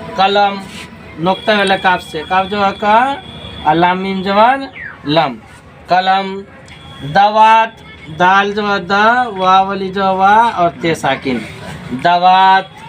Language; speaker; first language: Hindi; native; Hindi